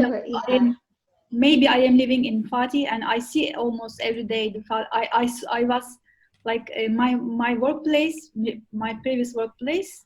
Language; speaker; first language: English; non-native, fluent; Turkish